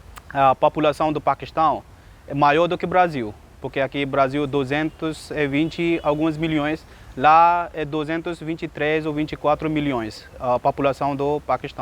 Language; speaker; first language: Portuguese; non-native, learner; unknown